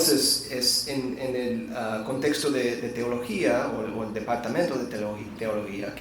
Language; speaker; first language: Spanish; non-native, fluent; English